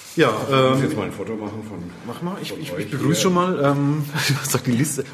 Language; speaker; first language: German; native; German